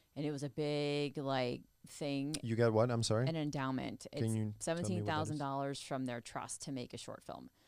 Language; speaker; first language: English; native; English